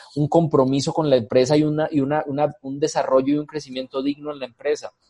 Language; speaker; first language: Spanish; native; Spanish